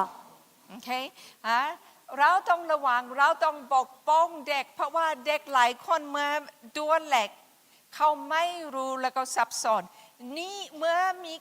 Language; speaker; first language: Thai; non-native, fluent; English